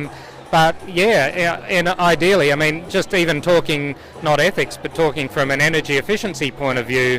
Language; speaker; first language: English; native; English